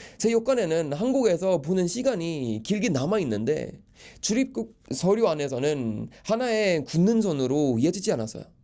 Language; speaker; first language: Korean; non-native, fluent; Swedish